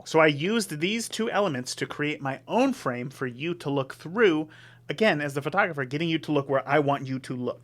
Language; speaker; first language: English; native; English